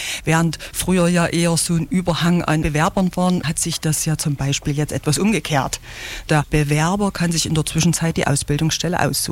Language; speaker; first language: German; native; German